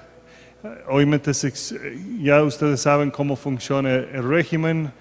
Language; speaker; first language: Spanish; non-native, fluent; English